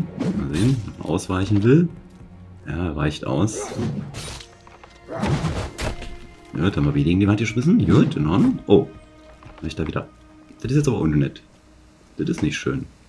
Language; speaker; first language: German; native; German